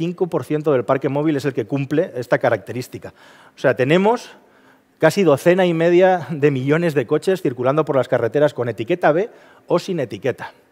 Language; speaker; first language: Spanish; native; Spanish